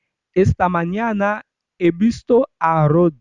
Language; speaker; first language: Spanish; non-native, fluent; Haitian Creole